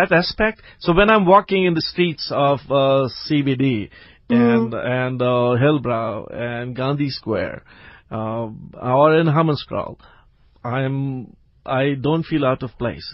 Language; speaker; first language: English; non-native, local second language; Urdu